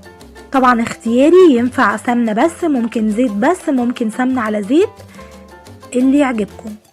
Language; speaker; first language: Arabic; native; Arabic